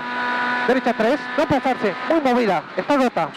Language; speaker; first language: Spanish; native; Spanish